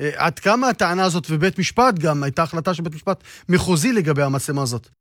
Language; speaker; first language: Hebrew; non-native, local second language; Arabic